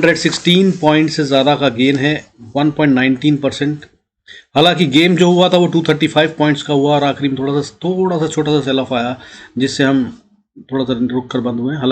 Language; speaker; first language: Hindi; native; Hindi